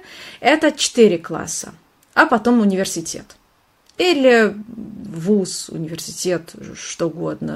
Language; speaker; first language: Russian; non-native, fluent; Hungarian